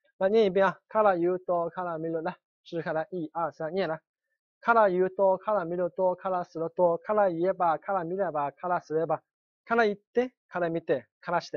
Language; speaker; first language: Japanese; non-native, fluent; Chinese